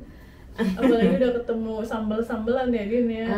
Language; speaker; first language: Indonesian; native; Indonesian